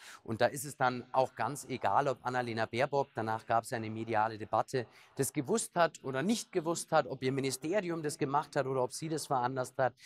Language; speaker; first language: German; native; German